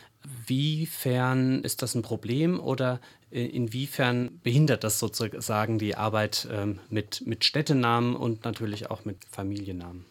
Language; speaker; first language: German; native; German